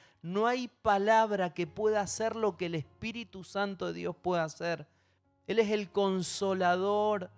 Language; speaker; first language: Spanish; native; Spanish